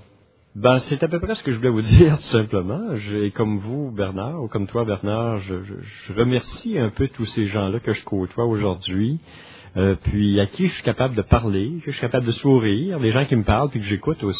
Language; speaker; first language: French; native; French